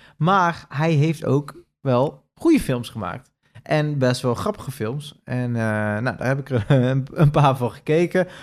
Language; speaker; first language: Dutch; native; Dutch